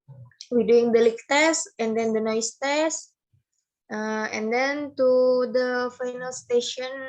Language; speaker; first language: English; non-native, learner; Indonesian